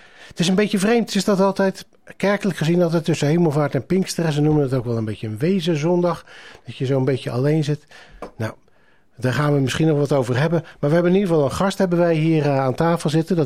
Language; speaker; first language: Dutch; native; Dutch